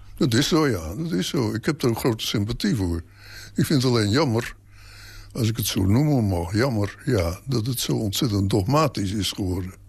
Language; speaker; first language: Dutch; native; Dutch